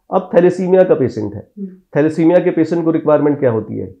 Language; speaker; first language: Hindi; native; Hindi